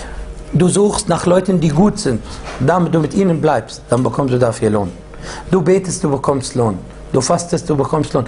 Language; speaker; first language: German; non-native, fluent; Arabic